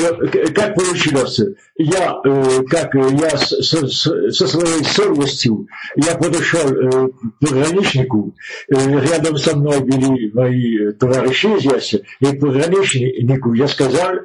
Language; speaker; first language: Russian; non-native, learner; French